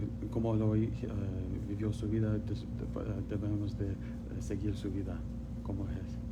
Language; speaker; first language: Spanish; non-native, learner; Pashto